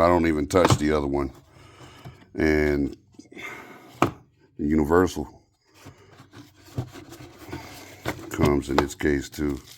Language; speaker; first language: English; native; English